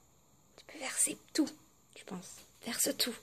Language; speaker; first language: French; native; French